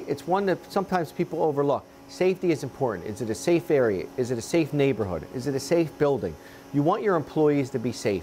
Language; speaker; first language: English; native; English